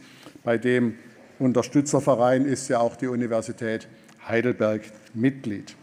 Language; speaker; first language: German; native; German